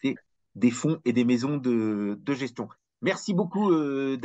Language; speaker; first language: French; native; French